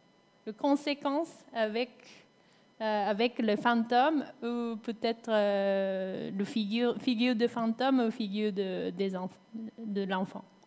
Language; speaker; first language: French; non-native, fluent; Japanese